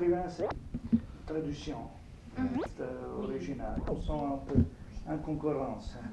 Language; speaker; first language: French; non-native, fluent; Italian